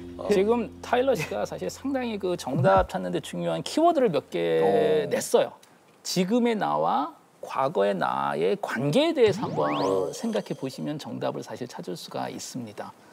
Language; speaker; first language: Korean; native; Korean